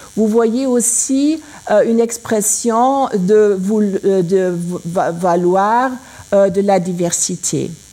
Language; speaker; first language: French; non-native, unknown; German